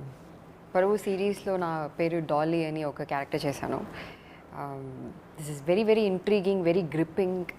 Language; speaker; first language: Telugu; non-native, fluent; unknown